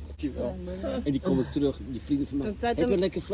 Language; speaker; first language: Dutch; native; Dutch